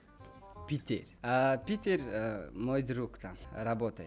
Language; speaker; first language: Russian; non-native, local second language; Tajik